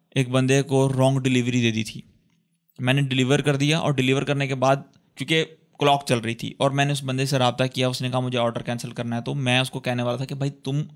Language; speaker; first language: Urdu; native; Urdu